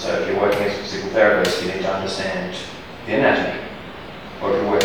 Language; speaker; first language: English; native; English